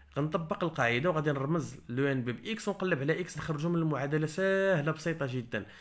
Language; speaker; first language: French; non-native, local second language; Arabic